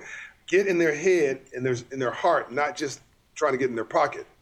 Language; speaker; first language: English; native; English